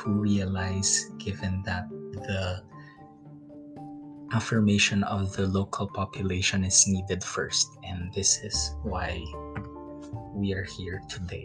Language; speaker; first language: English; non-native, local second language; Filipino